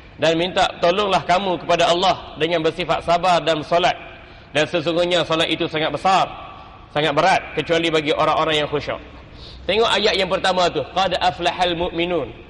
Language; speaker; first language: Malay; native; Malay